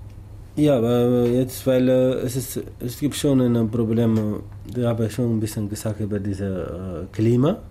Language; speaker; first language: German; non-native, learner; Tamasheq